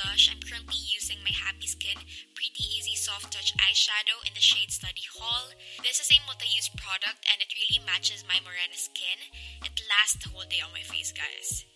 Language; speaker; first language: English; non-native, local second language; Filipino